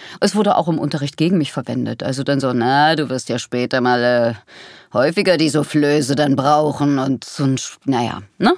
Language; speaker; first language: German; native; German